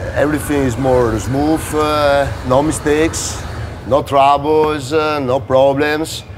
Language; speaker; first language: English; non-native, fluent; Italian